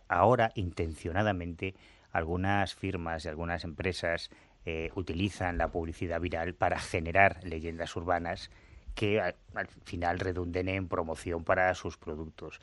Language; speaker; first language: Spanish; native; Spanish